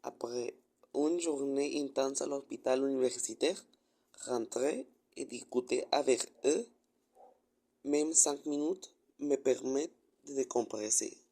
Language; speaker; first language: French; non-native, learner; Spanish